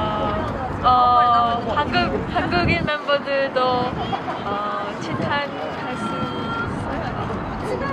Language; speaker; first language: Korean; non-native, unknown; Filipino